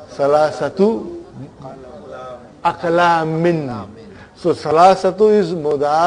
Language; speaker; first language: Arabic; non-native, fluent; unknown